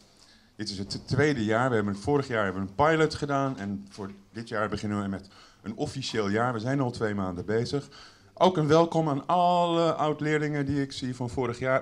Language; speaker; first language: Dutch; native; Dutch